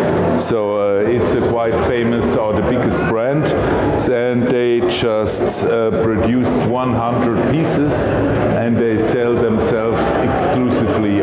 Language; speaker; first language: English; non-native, fluent; German